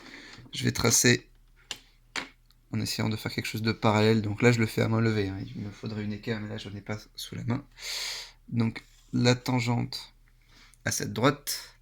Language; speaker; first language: French; native; French